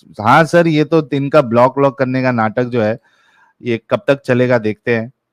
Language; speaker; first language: Hindi; native; Hindi